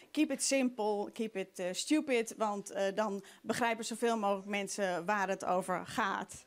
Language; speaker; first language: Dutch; non-native, local second language; Western Frisian